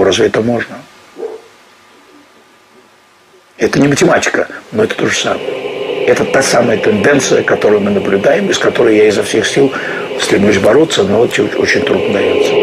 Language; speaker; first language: Russian; native; Russian